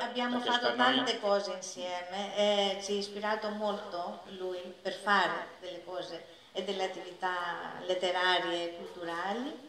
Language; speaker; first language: Italian; non-native, learner; Greek